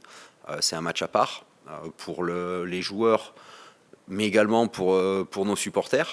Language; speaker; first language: French; native; French